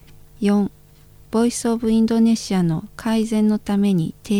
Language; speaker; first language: Japanese; non-native, fluent; Indonesian